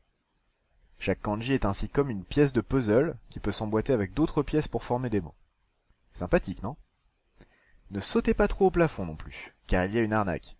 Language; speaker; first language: French; native; French